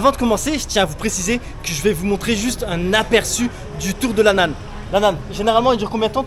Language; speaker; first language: French; native; French